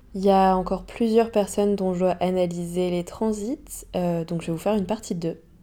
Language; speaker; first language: French; native; French